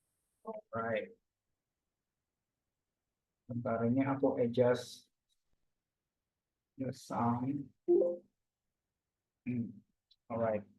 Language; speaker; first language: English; non-native, fluent; Indonesian